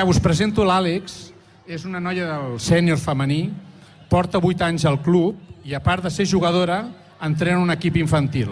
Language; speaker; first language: Catalan; native; Catalan